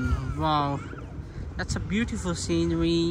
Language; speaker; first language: English; non-native, local second language; Urdu